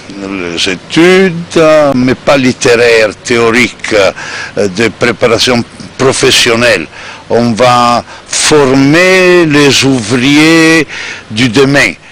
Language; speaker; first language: French; non-native, fluent; Italian